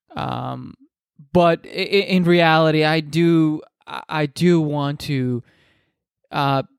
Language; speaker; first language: English; non-native, fluent; Spanish